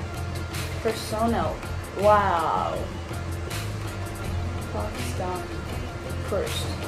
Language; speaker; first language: English; non-native, fluent; Urdu